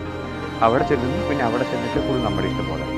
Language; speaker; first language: Malayalam; native; Malayalam